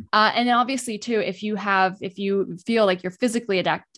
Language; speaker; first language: English; native; English